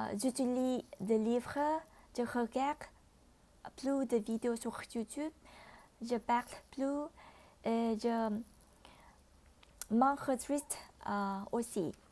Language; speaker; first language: French; non-native, learner; Vietnamese